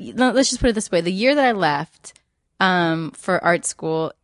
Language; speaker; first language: English; native; English